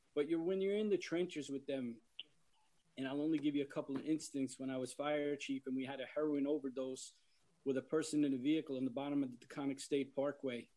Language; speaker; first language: English; native; English